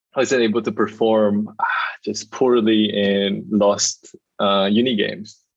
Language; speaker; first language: English; non-native, local second language; Filipino